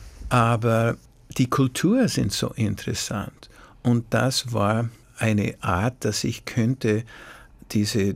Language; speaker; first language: German; non-native, fluent; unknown